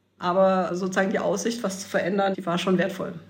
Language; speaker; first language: German; native; German